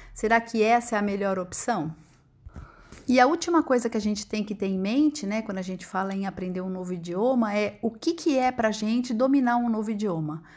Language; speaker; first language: Portuguese; native; Portuguese